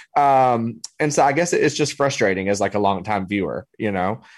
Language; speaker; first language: English; native; English